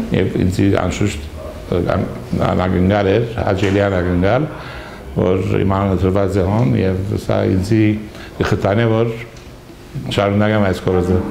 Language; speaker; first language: Armenian; early bilingual, heritage; Armenian